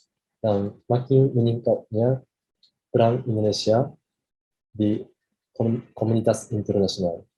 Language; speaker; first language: Indonesian; non-native, fluent; Japanese